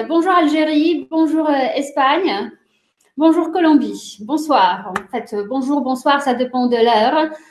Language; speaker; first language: French; non-native, fluent; Polish